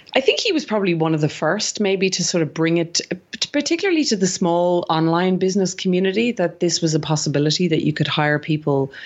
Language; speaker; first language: English; native; English